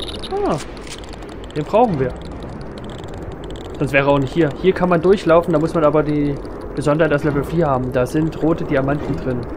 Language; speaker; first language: German; native; German